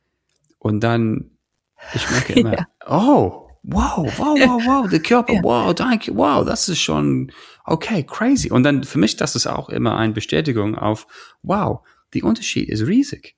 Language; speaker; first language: German; non-native, fluent; English